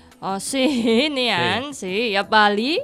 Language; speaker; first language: Catalan; non-native, learner; Indonesian